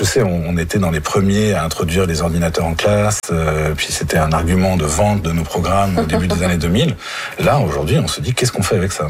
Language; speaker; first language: French; native; French